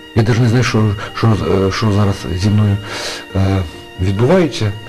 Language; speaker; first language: Ukrainian; native; Ukrainian